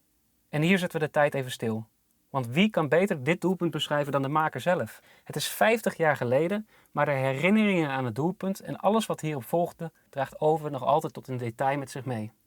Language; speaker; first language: Dutch; native; Dutch